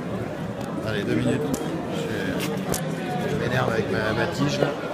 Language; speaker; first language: French; native; French